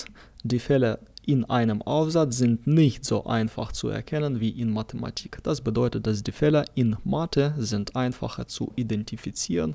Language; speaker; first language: German; non-native, fluent; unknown